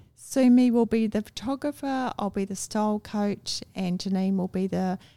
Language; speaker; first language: English; native; English